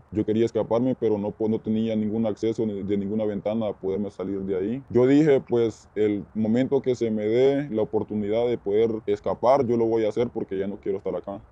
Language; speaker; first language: Spanish; native; Spanish